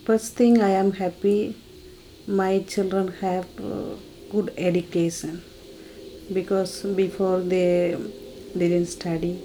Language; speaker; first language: English; non-native, learner; Tamil